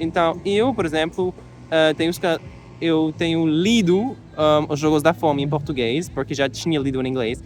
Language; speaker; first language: Portuguese; non-native, learner; English